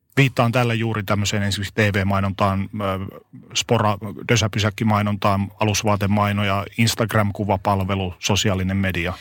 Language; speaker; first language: Finnish; native; Finnish